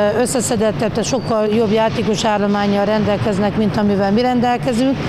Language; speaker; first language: Hungarian; native; Hungarian